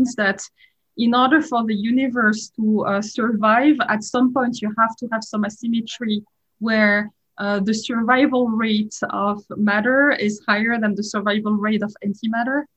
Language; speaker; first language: English; non-native, fluent; French